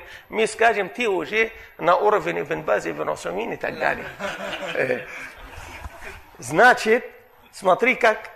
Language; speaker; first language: Russian; non-native, fluent; Arabic